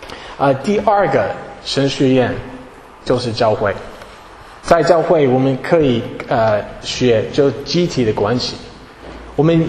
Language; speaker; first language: Chinese; non-native, fluent; English